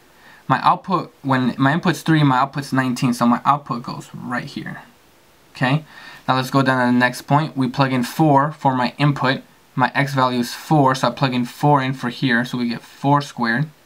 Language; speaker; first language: English; native; English